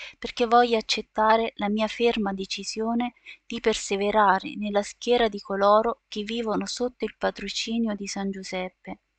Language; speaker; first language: Italian; native; Italian